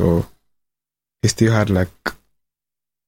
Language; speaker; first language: English; non-native, local second language; Kinyarwanda